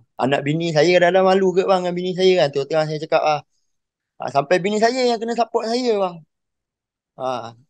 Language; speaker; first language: Malay; native; Malay